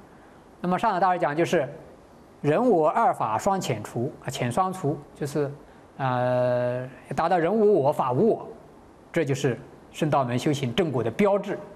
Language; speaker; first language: Chinese; native; Chinese